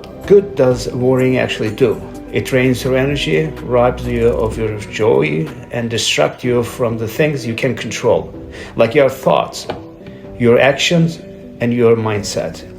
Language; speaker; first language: English; non-native, fluent; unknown